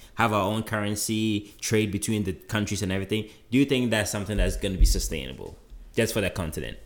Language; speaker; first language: English; non-native, local second language; Akan